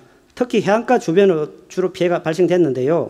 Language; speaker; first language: Korean; native; Korean